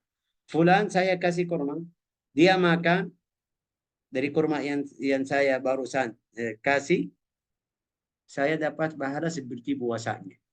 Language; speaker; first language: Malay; non-native, fluent; Arabic